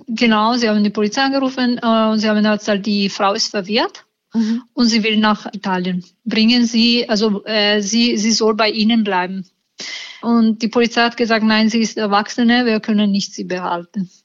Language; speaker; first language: German; non-native, fluent; Italian